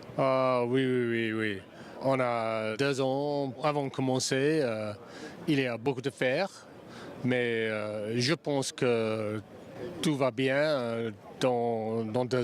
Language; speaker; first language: French; non-native, learner; English